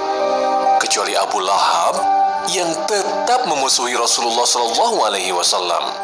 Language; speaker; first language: Indonesian; native; Indonesian